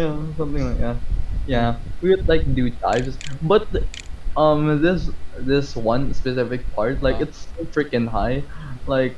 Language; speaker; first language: English; non-native, local second language; Filipino